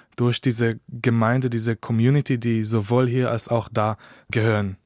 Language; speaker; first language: German; non-native, fluent; Hebrew